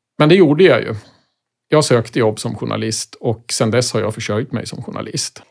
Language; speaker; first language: Swedish; native; Swedish